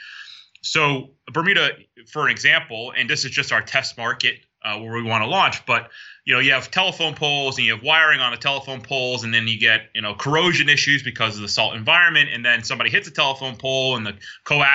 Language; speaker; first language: English; native; English